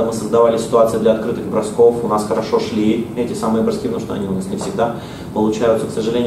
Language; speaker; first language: Russian; native; Russian